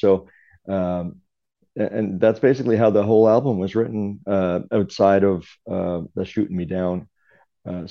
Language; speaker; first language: English; native; English